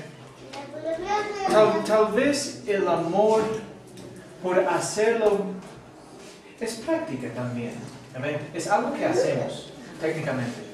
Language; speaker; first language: Spanish; non-native, fluent; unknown